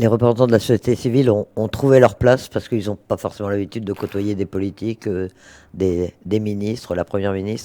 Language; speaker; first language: French; native; French